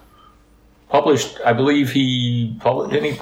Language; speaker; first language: English; native; English